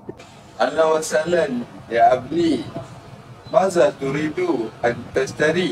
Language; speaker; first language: Arabic; non-native, learner; Malay